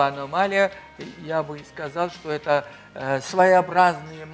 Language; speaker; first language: Russian; non-native, fluent; Georgian